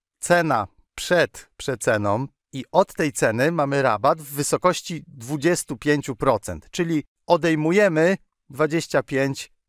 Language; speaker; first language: Polish; native; Polish